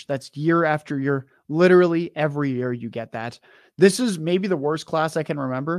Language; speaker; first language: English; native; English